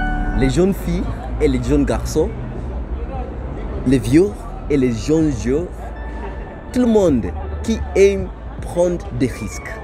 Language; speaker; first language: French; non-native, learner; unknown